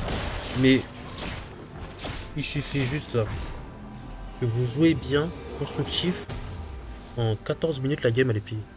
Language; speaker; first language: French; native; French